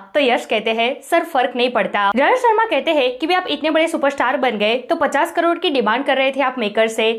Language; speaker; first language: Hindi; native; Hindi